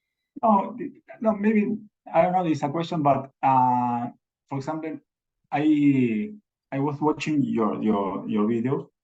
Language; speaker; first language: English; non-native, learner; Spanish